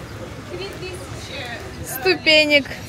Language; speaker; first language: Russian; native; Russian